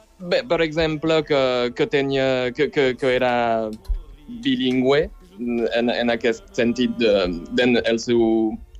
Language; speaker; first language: Catalan; non-native, fluent; French